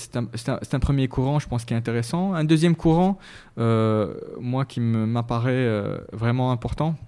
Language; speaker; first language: French; non-native, local second language; Arabic